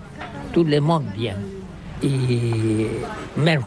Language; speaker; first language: French; non-native, learner; Catalan